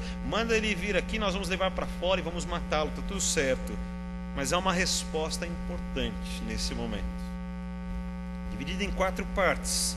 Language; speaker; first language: Portuguese; native; Portuguese